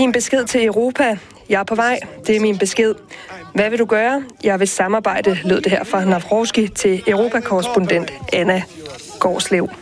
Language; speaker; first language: Danish; native; Danish